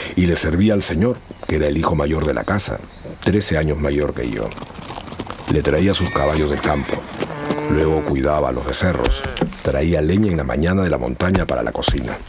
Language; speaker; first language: Spanish; non-native, local second language; Quechua